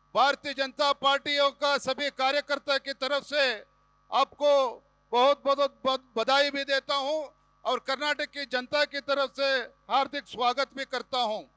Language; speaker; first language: Hindi; non-native, local second language; Kannada